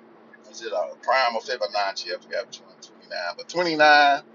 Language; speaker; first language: English; native; English